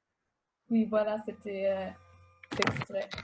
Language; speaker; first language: French; non-native, fluent; German